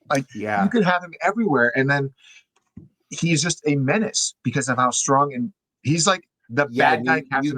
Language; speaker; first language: English; native; English